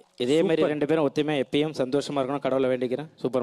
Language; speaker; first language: Tamil; native; Tamil